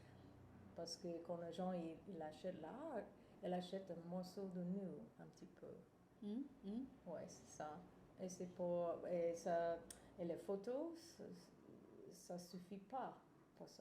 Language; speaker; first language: French; non-native, fluent; English